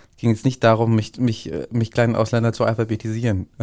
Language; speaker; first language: German; early bilingual, other home language; Russian